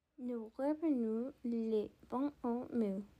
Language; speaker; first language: French; non-native, learner; Spanish